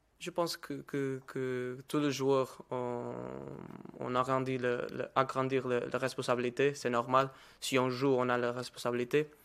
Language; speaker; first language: French; non-native, learner; Portuguese